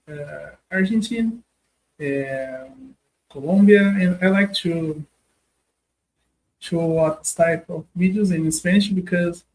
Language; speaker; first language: English; non-native, learner; Portuguese